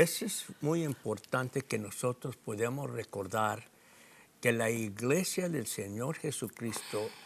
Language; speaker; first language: Spanish; non-native, fluent; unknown